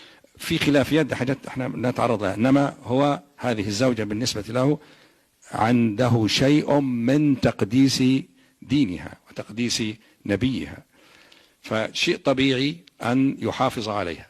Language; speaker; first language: Arabic; native; Arabic